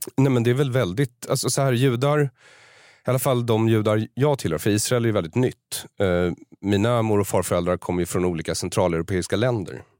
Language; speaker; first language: Swedish; native; Swedish